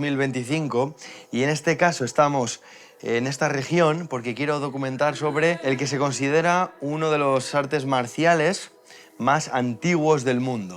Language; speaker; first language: Spanish; native; Spanish